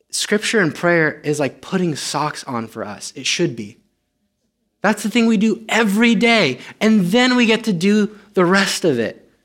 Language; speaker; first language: English; non-native, fluent; Romanian